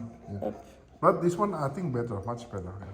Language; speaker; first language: English; non-native, fluent; Indonesian